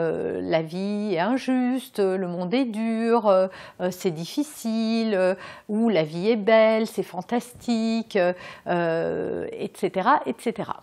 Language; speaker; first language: French; native; French